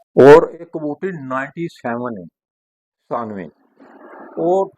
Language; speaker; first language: Hindi; non-native, local second language; Punjabi